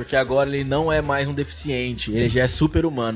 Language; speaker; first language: Portuguese; native; Portuguese